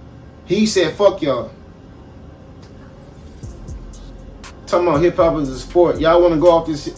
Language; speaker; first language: English; native; English